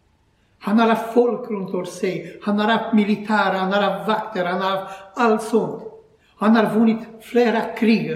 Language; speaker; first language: Swedish; non-native, learner; Croatian